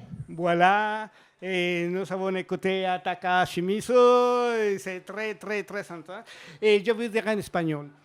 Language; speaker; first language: French; non-native, fluent; Spanish